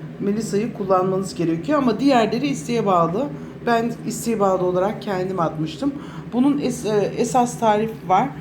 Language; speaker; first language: Turkish; native; Turkish